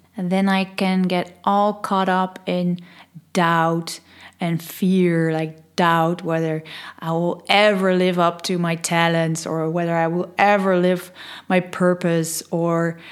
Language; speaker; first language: English; non-native, fluent; Dutch